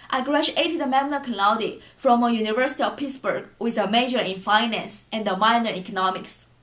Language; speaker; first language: English; non-native, fluent; Chinese